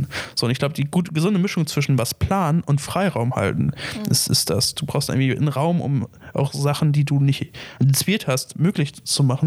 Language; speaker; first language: German; native; German